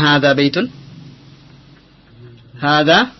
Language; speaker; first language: Arabic; non-native, fluent; Indonesian